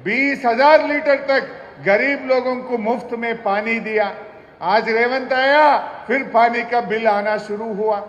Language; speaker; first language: Hindi; non-native, local second language; Telugu